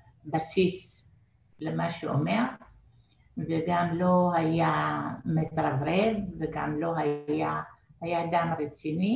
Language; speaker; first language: Hebrew; non-native, fluent; Arabic